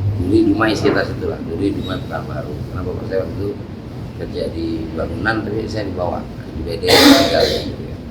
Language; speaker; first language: Indonesian; non-native, local second language; Minangkabau